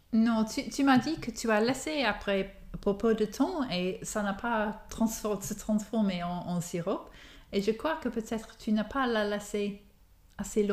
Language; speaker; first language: French; non-native, fluent; English